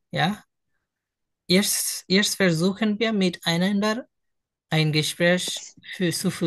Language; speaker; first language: German; non-native, fluent; Bangla